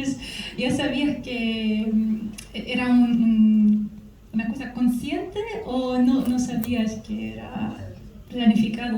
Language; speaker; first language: Spanish; non-native, fluent; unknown